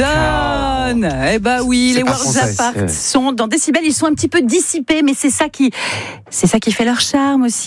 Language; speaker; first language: French; native; French